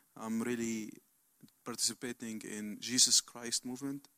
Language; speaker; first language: English; non-native, learner; Arabic